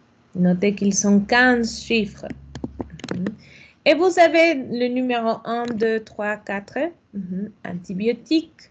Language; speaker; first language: French; non-native, fluent; Spanish